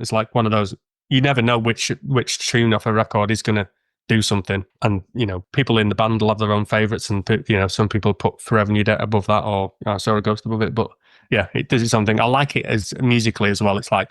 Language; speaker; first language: English; native; English